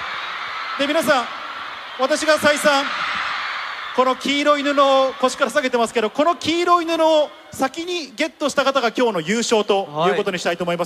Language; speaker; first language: Japanese; native; Japanese